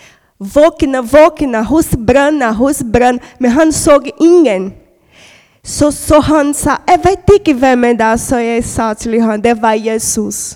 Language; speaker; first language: Norwegian; non-native, learner; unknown